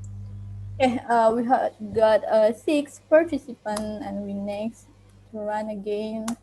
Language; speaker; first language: English; non-native, learner; Indonesian